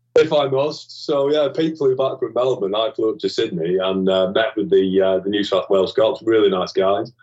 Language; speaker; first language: English; native; English